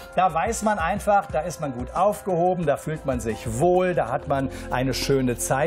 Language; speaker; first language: German; native; German